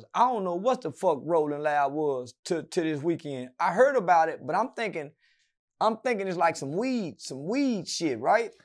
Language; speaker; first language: English; native; English